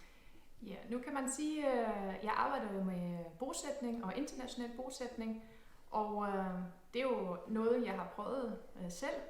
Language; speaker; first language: Danish; non-native, fluent; German